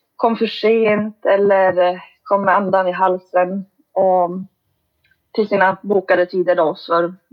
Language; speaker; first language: Swedish; native; Swedish